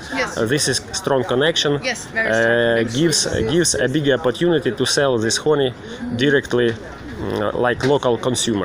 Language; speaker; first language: English; non-native, learner; Ukrainian